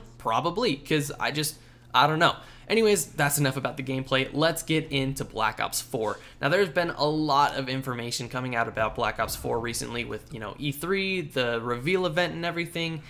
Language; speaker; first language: English; native; English